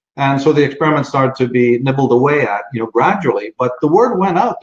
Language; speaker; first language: English; native; English